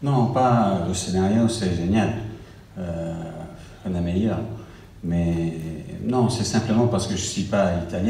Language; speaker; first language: French; non-native, fluent; English